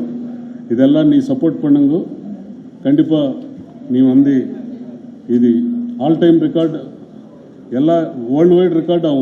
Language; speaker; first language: Tamil; non-native, learner; Telugu